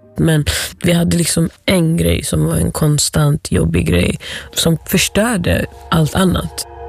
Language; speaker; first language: Swedish; early bilingual, other home language; Somali